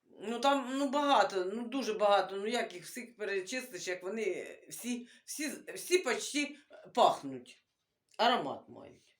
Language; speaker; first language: Ukrainian; non-native, local second language; Russian